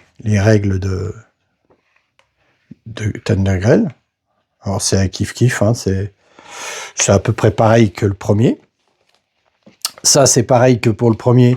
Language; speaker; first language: French; native; French